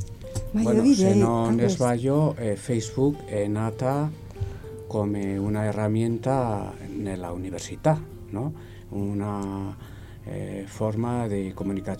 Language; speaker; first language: Italian; non-native, learner; Spanish